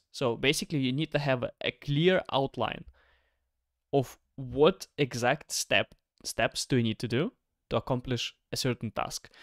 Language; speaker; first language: English; non-native, fluent; Ukrainian